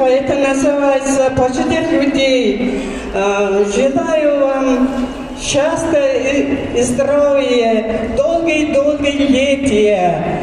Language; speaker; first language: Russian; non-native, learner; Mongolian